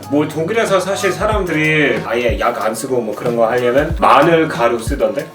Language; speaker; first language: Korean; non-native, fluent; German